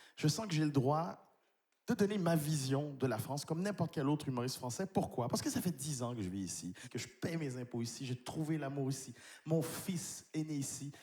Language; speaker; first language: French; native; French